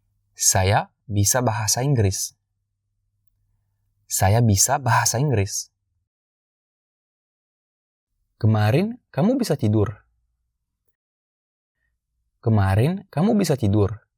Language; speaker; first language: Indonesian; non-native, fluent; French